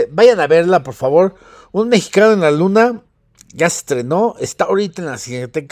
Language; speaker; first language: Spanish; native; Spanish